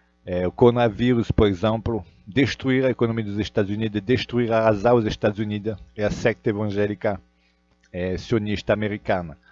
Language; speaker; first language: Portuguese; non-native, fluent; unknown